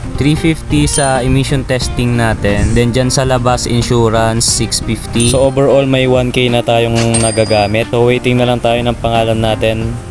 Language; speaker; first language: Filipino; native; Filipino